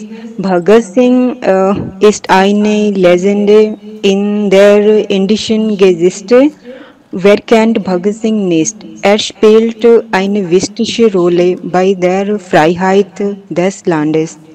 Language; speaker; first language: German; non-native, learner; Punjabi